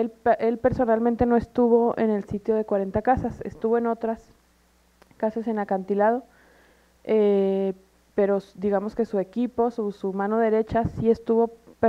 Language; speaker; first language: Spanish; native; Spanish